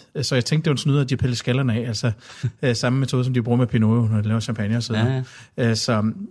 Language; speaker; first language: Danish; native; Danish